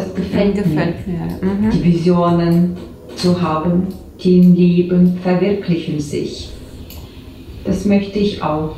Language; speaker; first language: German; non-native, learner; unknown